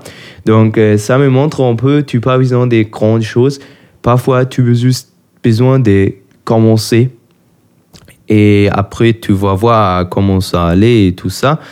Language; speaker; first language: French; non-native, learner; German